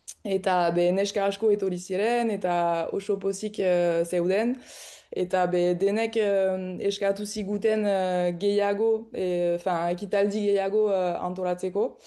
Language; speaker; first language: Basque; non-native, local second language; French